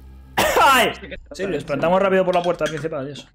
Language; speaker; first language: Spanish; native; Spanish